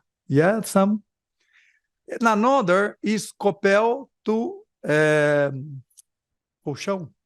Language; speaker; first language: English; non-native, learner; Portuguese